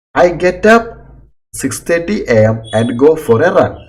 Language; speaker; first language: English; non-native, local second language; Malayalam